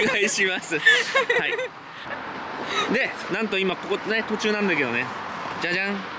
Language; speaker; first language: Japanese; native; Japanese